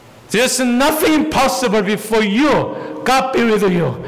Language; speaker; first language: English; non-native, fluent; Korean